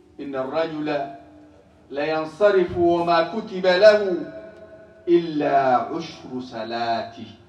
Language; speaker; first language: Arabic; non-native, local second language; Somali